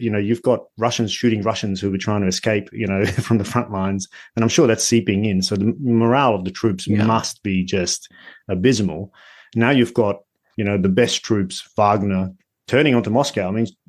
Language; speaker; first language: English; native; English